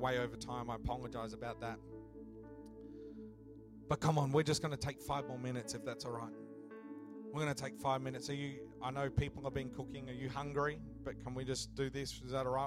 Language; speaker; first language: English; native; English